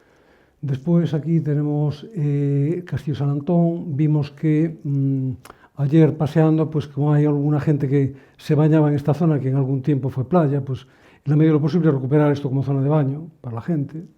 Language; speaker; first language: Spanish; native; Spanish